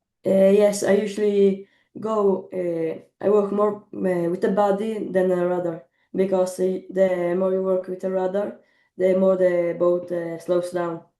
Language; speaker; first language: English; non-native, fluent; Italian